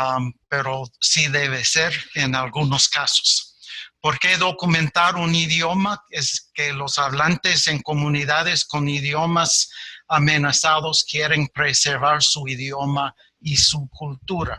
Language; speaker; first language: Spanish; non-native, fluent; English